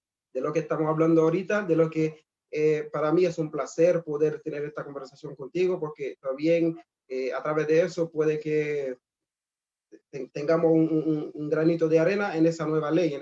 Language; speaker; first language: Spanish; non-native, fluent; Haitian Creole